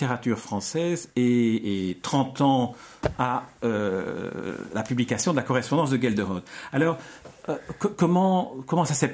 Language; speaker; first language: French; native; French